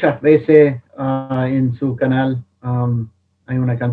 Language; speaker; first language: Spanish; non-native, fluent; English